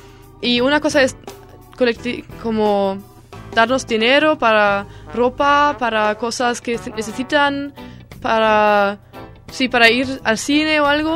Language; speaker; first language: Spanish; non-native, learner; German